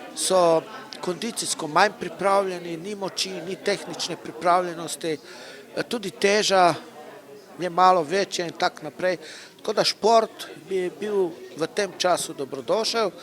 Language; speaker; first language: Slovenian; non-native, local second language; Romany